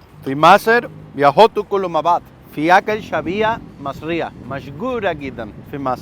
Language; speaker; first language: Arabic; non-native, learner; Spanish